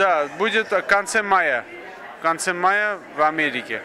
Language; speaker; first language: Russian; non-native, learner; Armenian